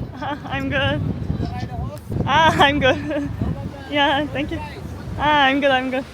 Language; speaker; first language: English; non-native, learner; Korean